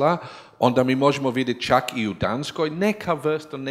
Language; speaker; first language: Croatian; non-native, learner; English